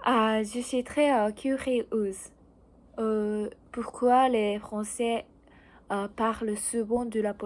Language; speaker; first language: French; non-native, learner; Japanese